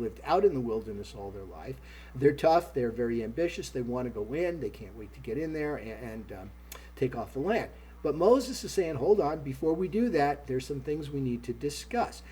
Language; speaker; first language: English; native; English